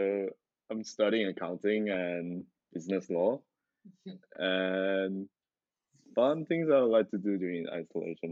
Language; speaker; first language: English; non-native, local second language; Chinese